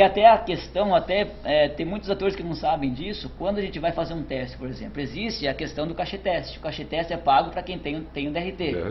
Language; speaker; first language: Portuguese; native; Portuguese